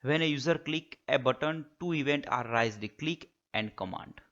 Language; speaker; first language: English; non-native, local second language; Gujarati